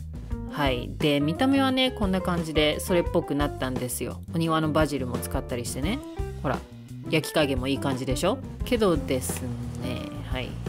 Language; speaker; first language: Japanese; native; Japanese